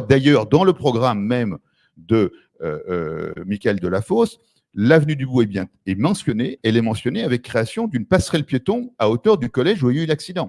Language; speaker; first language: French; native; French